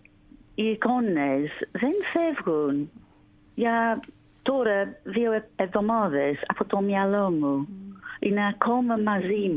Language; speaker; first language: Greek; non-native, learner; English